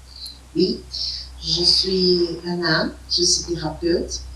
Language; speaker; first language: French; non-native, fluent; Portuguese